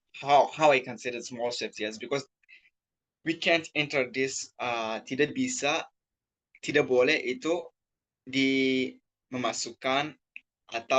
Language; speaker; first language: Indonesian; non-native, learner; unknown